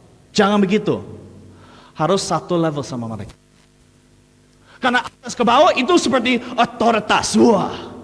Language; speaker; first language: Indonesian; non-native, fluent; English